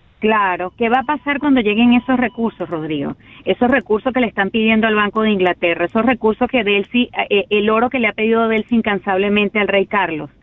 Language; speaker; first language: Spanish; native; Spanish